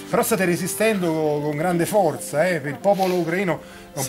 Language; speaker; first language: Italian; native; Italian